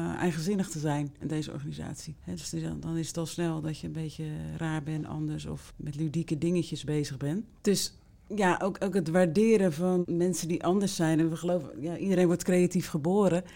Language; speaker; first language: Dutch; native; Dutch